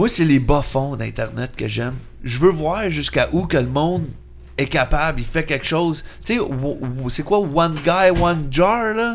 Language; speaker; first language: French; native; French